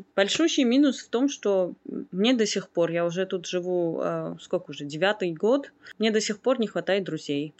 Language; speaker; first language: Russian; non-native, local second language; Armenian